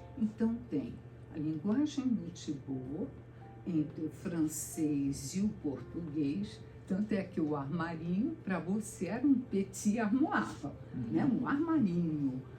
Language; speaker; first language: Portuguese; native; Portuguese